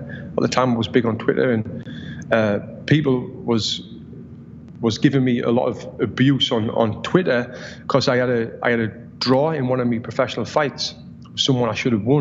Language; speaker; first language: English; native; English